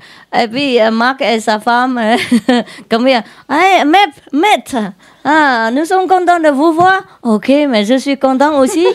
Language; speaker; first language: French; non-native, learner; Vietnamese